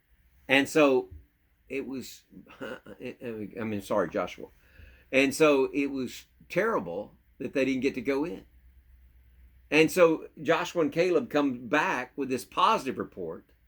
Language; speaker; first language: English; native; English